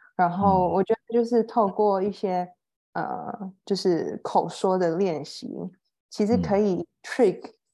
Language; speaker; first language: Chinese; native; Chinese